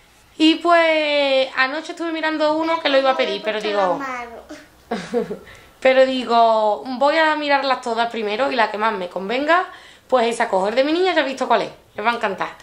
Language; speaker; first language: Spanish; native; Spanish